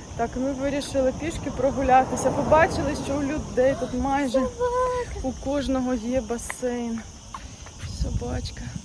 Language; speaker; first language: Ukrainian; native; Ukrainian